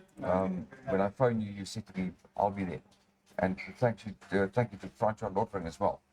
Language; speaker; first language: English; non-native, local second language; Afrikaans